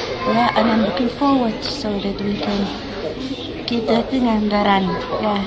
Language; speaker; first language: English; non-native, local second language; Afrikaans